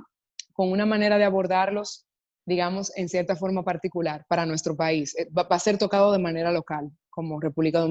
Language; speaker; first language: Spanish; native; Spanish